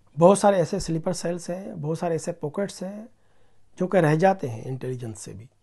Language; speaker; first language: Urdu; non-native, local second language; Sindhi